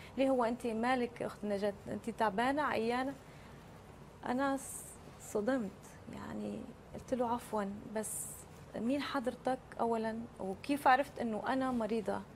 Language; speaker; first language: Arabic; native; Arabic